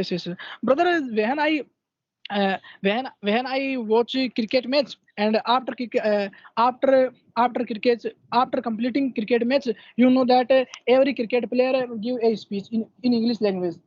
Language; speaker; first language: English; non-native, learner; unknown